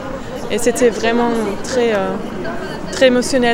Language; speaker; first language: French; non-native, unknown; German